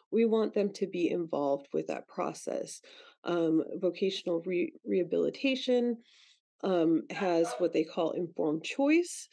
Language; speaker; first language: English; native; English